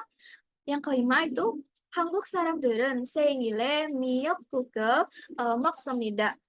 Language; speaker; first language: Korean; non-native, learner; Indonesian